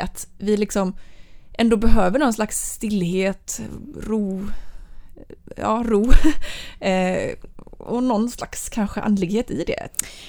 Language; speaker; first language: Swedish; native; Swedish